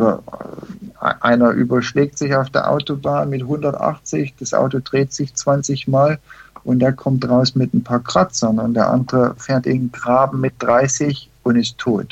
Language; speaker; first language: German; early bilingual, heritage; German